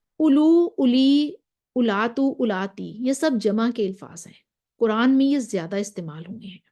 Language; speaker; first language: Urdu; native; Urdu